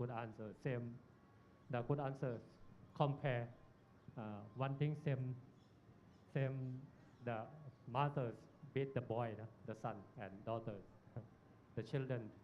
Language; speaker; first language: English; non-native, learner; Thai